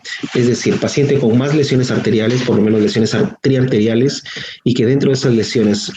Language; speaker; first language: Spanish; native; Spanish